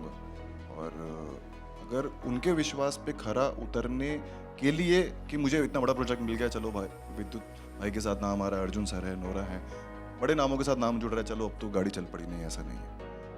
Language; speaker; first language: Hindi; native; Hindi